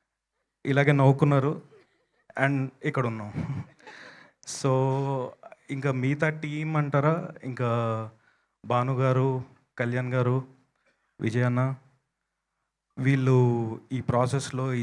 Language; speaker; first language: Telugu; native; Telugu